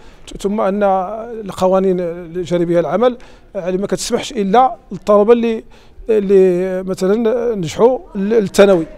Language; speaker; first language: Arabic; native; Arabic